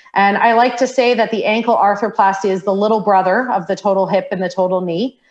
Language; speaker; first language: English; native; English